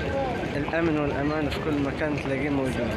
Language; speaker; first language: Arabic; native; Arabic